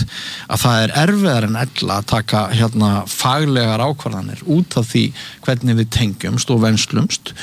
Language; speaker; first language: Icelandic; native; Icelandic